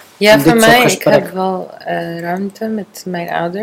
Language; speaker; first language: Dutch; non-native, learner; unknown